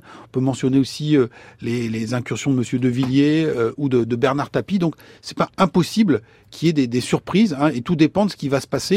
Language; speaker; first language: French; native; French